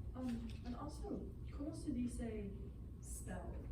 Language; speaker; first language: Spanish; non-native, learner; English